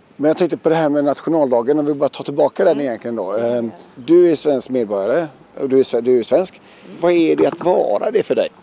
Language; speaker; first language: Swedish; native; Swedish